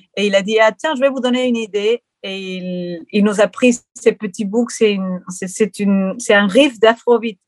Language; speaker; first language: French; non-native, fluent; Spanish